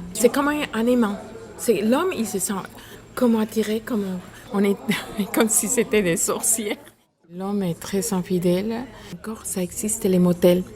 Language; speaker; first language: French; non-native, fluent; Spanish